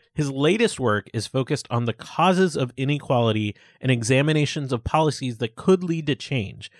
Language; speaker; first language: English; early bilingual, other home language; Hindi